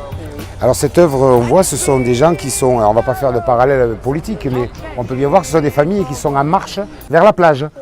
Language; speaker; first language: French; native; French